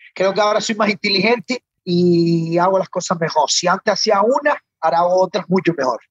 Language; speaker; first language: Spanish; native; Spanish